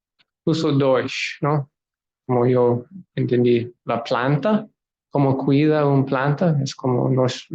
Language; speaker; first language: Portuguese; non-native, learner; English